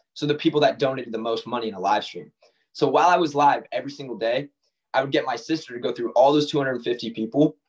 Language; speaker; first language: English; native; English